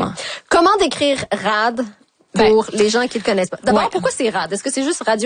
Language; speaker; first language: French; native; French